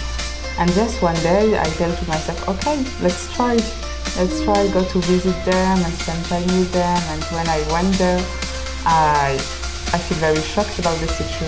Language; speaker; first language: English; non-native, fluent; French